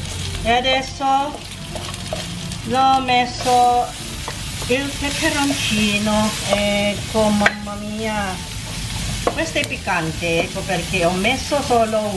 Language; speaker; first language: Italian; non-native, local second language; Filipino